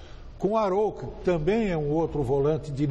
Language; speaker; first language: Portuguese; native; Portuguese